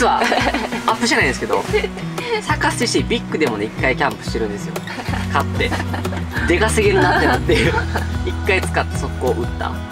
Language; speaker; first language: Japanese; native; Japanese